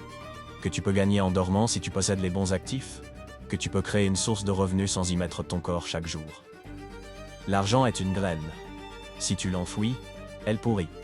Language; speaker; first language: French; native; French